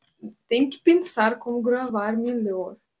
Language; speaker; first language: Portuguese; non-native, learner; Russian